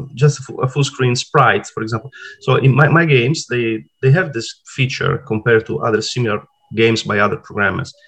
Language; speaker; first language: English; non-native, fluent; Italian